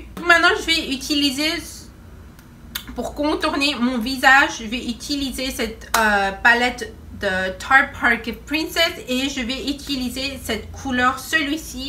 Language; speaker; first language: French; non-native, fluent; Spanish